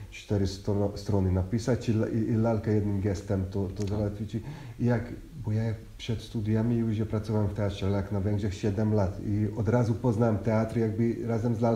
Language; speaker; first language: Polish; non-native, fluent; Hungarian